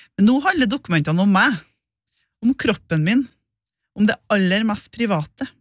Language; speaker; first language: Norwegian; native; Norwegian